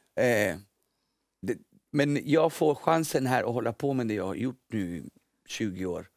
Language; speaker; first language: Swedish; early bilingual, other home language; Spanish